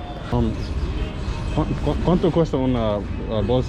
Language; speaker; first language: Spanish; non-native, learner; English